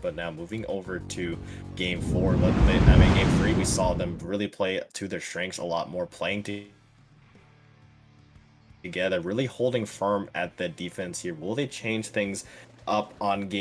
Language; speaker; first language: English; native; English